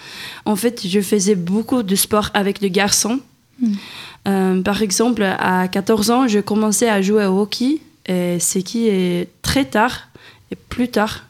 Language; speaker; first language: French; non-native, fluent; Swedish